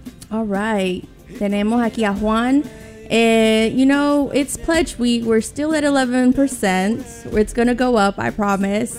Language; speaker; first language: English; early bilingual, other home language; Spanish